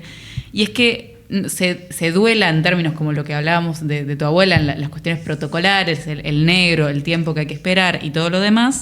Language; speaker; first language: Spanish; native; Spanish